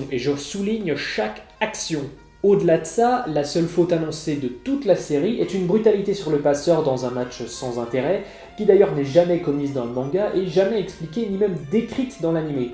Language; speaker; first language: French; native; French